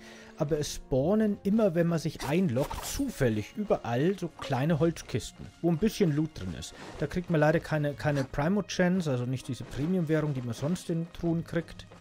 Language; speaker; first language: German; native; German